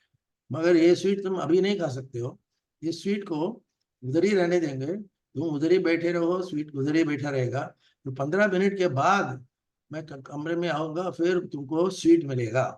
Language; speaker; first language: Hindi; non-native, local second language; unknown